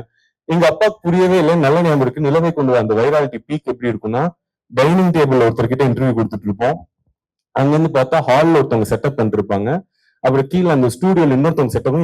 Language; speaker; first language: Tamil; native; Tamil